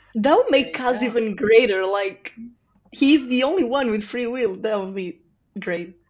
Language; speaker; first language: English; non-native, fluent; Portuguese